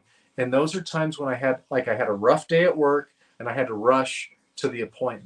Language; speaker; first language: English; native; English